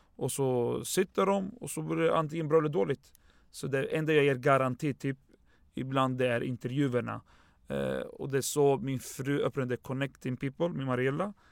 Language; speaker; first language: Swedish; early bilingual, other home language; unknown